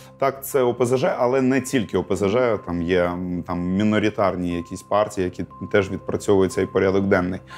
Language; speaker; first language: Ukrainian; non-native, local second language; Russian